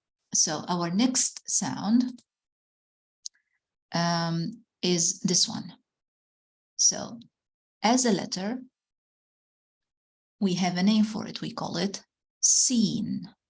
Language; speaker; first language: English; non-native, fluent; Arabic